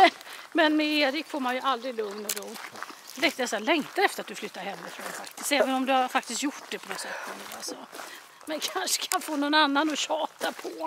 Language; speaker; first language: Swedish; native; Swedish